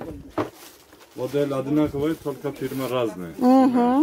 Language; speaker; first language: Russian; non-native, learner; Turkish